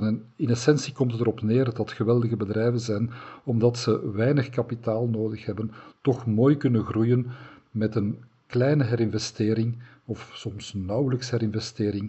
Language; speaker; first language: Dutch; native; Dutch